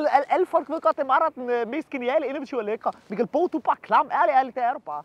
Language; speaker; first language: Danish; native; Danish